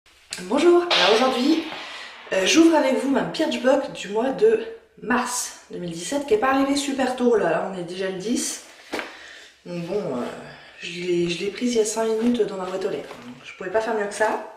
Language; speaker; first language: French; native; French